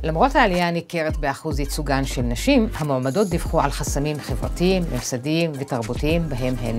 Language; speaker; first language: Hebrew; native; Hebrew